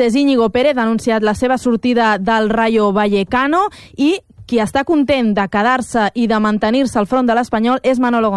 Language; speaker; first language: Catalan; native; Catalan